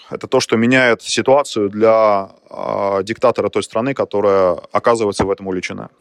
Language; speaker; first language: Russian; native; Russian